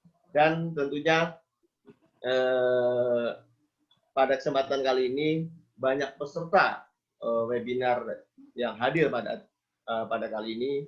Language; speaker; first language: Indonesian; native; Indonesian